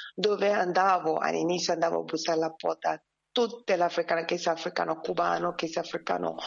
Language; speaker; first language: Italian; non-native, fluent; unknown